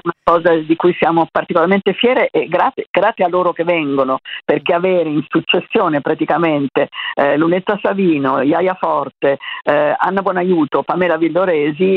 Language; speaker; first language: Italian; native; Italian